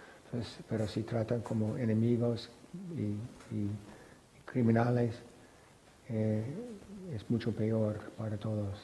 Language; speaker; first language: Spanish; non-native, fluent; English